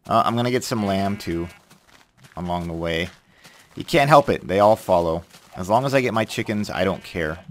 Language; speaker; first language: English; native; English